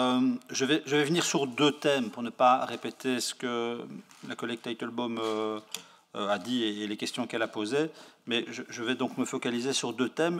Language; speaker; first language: French; native; French